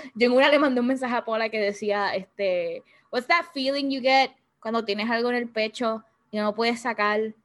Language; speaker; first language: Spanish; early bilingual, heritage; Spanish